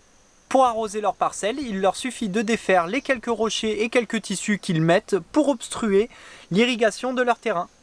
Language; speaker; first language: French; native; French